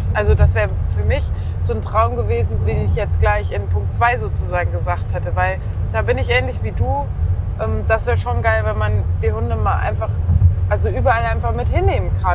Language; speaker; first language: German; native; German